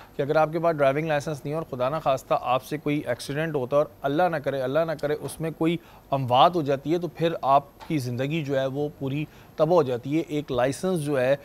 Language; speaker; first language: Urdu; native; Urdu